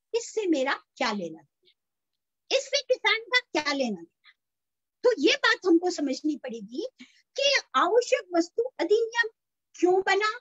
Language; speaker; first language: Hindi; native; Hindi